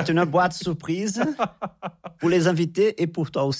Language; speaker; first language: French; non-native, fluent; Portuguese